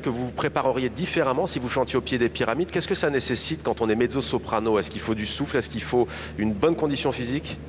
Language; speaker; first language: French; native; French